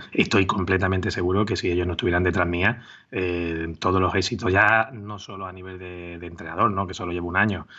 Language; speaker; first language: Spanish; native; Spanish